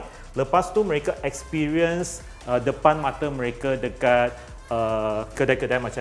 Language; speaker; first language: Malay; native; Malay